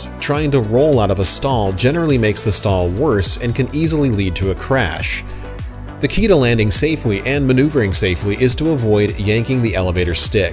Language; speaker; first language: English; native; English